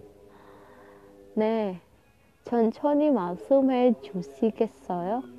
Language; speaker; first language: Korean; non-native, learner; Indonesian